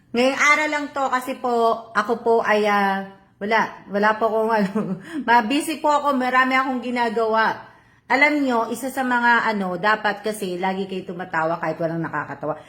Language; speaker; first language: Filipino; native; Filipino